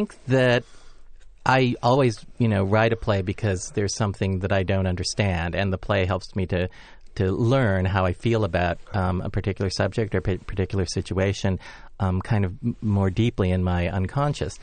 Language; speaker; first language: English; native; English